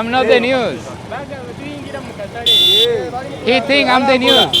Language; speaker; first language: English; non-native, learner; Spanish